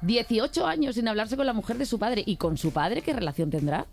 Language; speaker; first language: Spanish; native; Spanish